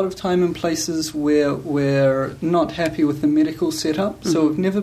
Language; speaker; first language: English; native; English